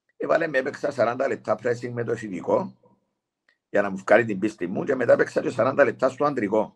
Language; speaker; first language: Greek; native; Greek